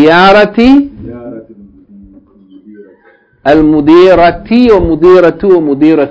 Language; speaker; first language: Arabic; non-native, fluent; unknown